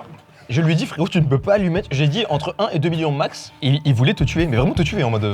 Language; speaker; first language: French; native; French